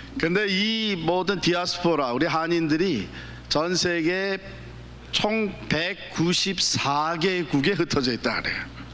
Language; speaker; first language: Korean; native; Korean